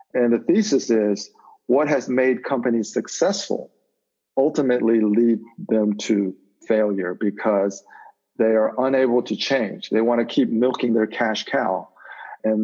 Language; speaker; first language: English; native; English